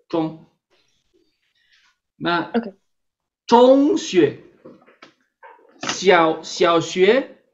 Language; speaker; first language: Chinese; non-native, fluent; Spanish